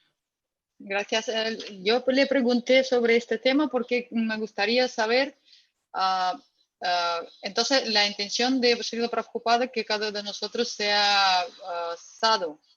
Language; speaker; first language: Spanish; non-native, learner; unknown